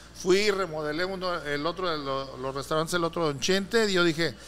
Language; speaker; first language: Spanish; native; Spanish